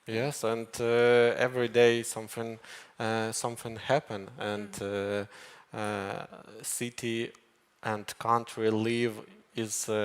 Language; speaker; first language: English; non-native, learner; Ukrainian